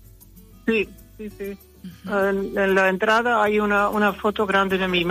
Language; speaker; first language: Spanish; non-native, fluent; German